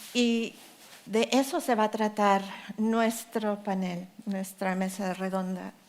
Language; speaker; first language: Spanish; early bilingual, heritage; Spanish